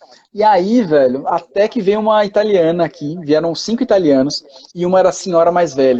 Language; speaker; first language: Portuguese; native; Portuguese